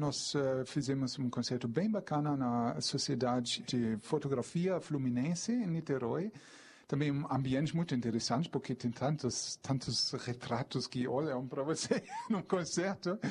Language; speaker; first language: Portuguese; non-native, fluent; German